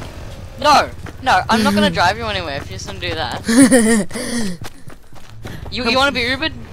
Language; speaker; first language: English; native; English